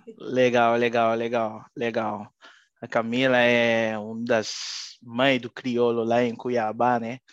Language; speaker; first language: Portuguese; non-native, fluent; Haitian Creole